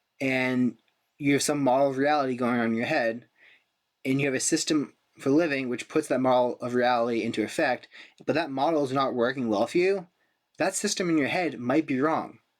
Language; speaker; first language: English; native; English